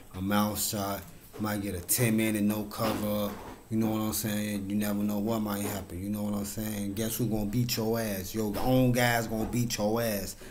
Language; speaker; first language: English; native; English